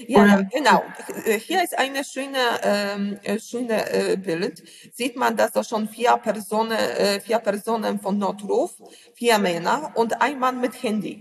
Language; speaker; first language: German; non-native, learner; Polish